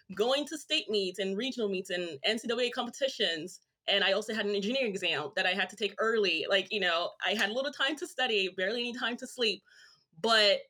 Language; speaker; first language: English; early bilingual, other home language; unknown